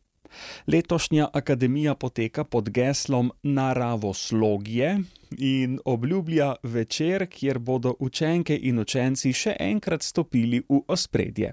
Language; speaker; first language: Slovenian; native; Slovenian